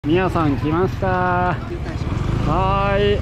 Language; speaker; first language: Japanese; native; Japanese